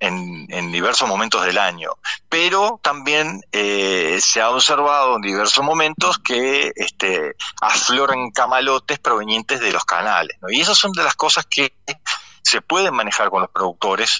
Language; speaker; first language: Spanish; native; Spanish